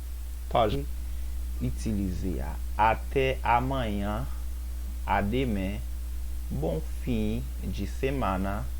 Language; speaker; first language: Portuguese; non-native, fluent; Haitian Creole